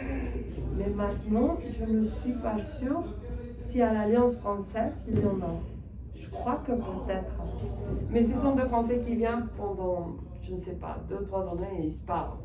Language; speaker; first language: French; non-native, fluent; Spanish